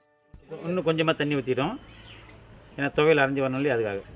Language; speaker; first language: Tamil; native; Tamil